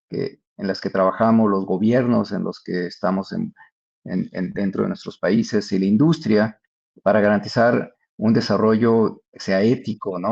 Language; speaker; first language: Spanish; native; Spanish